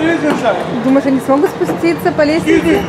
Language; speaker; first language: Russian; native; Russian